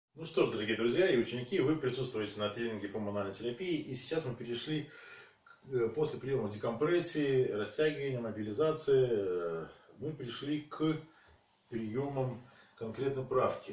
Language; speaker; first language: Russian; native; Russian